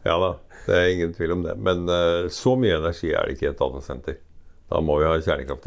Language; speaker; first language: Norwegian; native; Norwegian